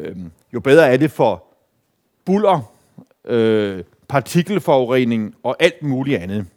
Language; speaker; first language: Danish; native; Danish